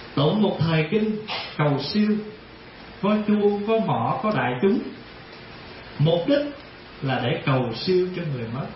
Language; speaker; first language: Vietnamese; early bilingual, heritage; Vietnamese